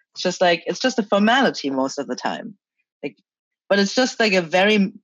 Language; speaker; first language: English; early bilingual, other home language; Chinese